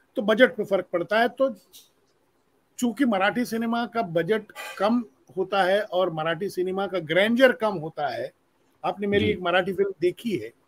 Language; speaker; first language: Hindi; non-native, local second language; Marathi